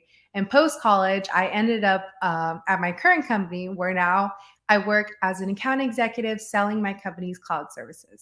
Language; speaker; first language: English; native; English